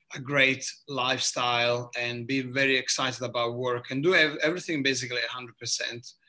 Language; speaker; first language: English; non-native, fluent; Italian